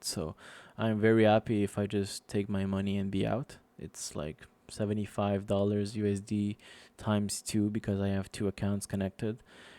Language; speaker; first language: English; non-native, fluent; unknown